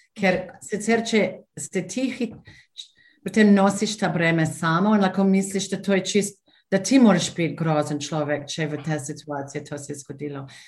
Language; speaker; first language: Slovenian; non-native, fluent; English